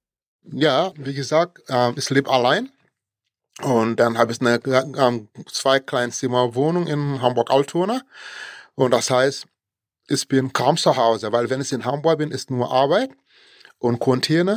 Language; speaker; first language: German; non-native, fluent; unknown